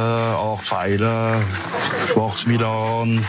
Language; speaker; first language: German; non-native, local second language; French